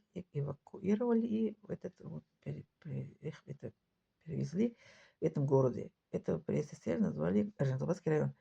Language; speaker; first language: Russian; non-native, local second language; Tajik